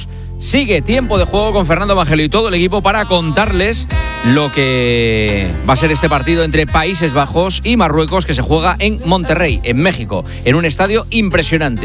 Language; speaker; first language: Spanish; native; Spanish